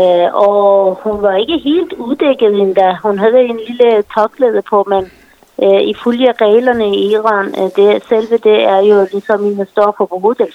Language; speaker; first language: Danish; non-native, fluent; Persian